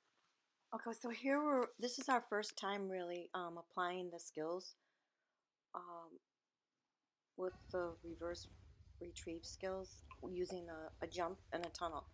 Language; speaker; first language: English; native; English